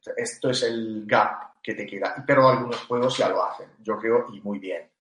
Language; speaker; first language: Spanish; non-native, fluent; Italian